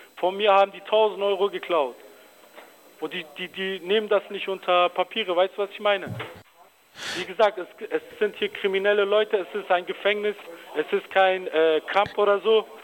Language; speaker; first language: German; early bilingual, other home language; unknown